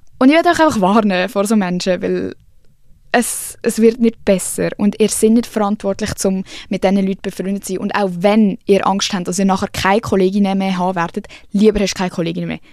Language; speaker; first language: German; early bilingual, other home language; Swiss German